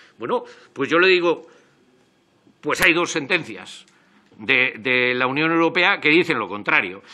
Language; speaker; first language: Spanish; native; Spanish